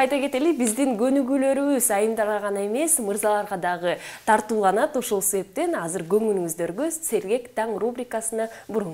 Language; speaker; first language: Kyrgyz; native; Kyrgyz